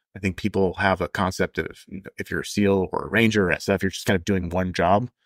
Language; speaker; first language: English; native; English